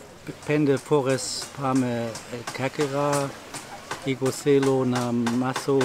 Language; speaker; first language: Greek; non-native, learner; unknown